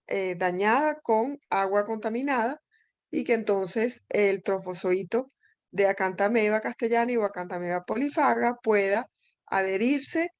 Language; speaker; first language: Spanish; native; Spanish